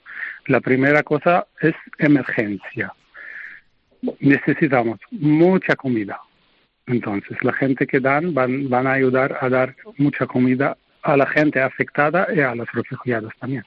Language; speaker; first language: Spanish; non-native, fluent; Arabic